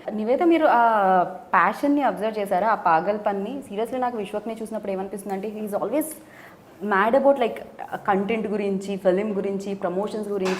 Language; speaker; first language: Telugu; native; Telugu